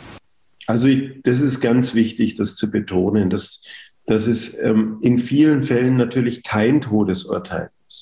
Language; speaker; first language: German; native; German